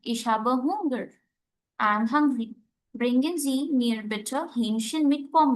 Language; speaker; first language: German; non-native, learner; Hindi